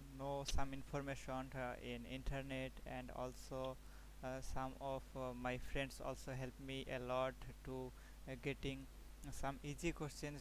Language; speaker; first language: English; non-native, learner; Bangla